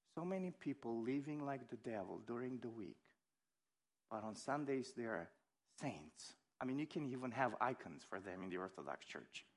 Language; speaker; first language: English; non-native, fluent; Romanian